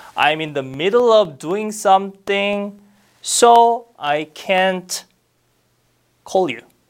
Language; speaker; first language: English; non-native, fluent; Korean